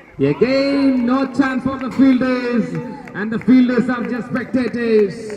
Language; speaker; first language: English; non-native, local second language; Malayalam